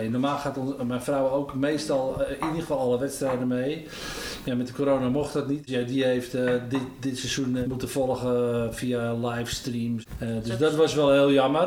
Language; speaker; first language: Dutch; native; Dutch